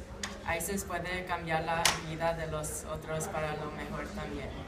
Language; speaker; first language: Spanish; non-native, learner; English